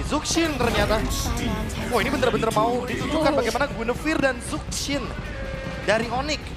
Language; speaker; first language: Indonesian; native; Indonesian